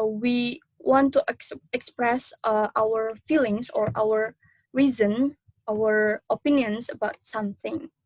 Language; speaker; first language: English; non-native, learner; Indonesian